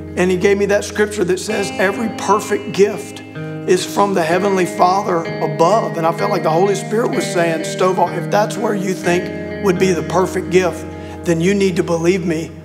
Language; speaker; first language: English; native; English